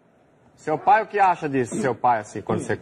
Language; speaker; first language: Portuguese; native; Portuguese